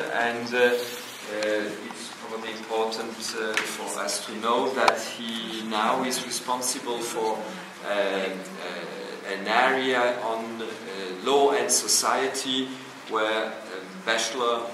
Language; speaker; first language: English; non-native, fluent; Portuguese